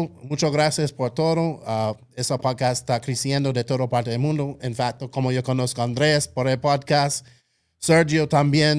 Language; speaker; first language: Spanish; non-native, local second language; English